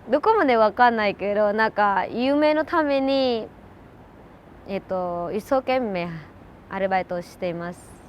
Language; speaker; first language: Japanese; non-native, learner; Vietnamese